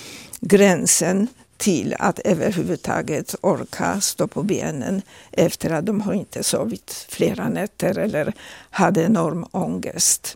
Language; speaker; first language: Swedish; non-native, fluent; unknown